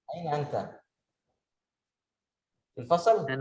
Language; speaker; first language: Arabic; non-native, fluent; Indonesian